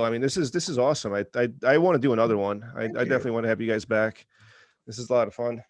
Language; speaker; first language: English; native; English